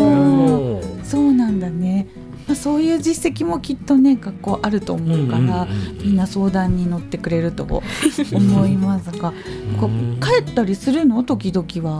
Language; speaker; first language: Japanese; native; Japanese